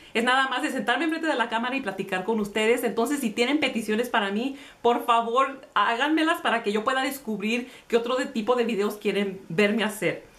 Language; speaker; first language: Spanish; early bilingual, heritage; Spanish